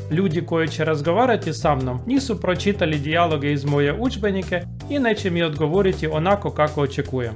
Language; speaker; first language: Croatian; non-native, learner; Russian